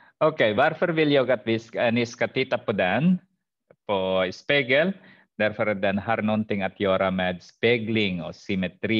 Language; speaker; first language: Swedish; non-native, fluent; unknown